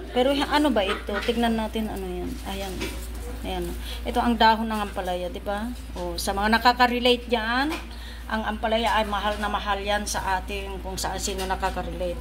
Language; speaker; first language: Filipino; non-native, local second language; Iloko